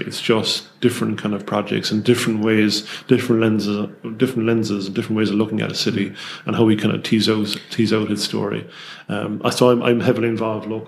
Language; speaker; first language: English; native; English